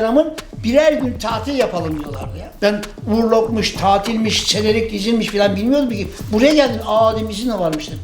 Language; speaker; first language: Turkish; native; Turkish